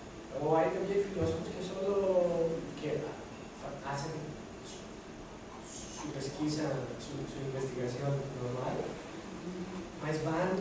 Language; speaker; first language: Spanish; non-native, fluent; Greek